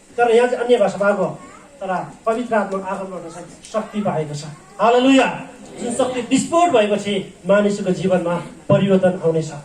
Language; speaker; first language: Nepali; non-native, local second language; Eastern Tamang